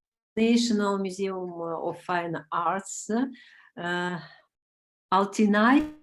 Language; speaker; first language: English; non-native, learner; Romanian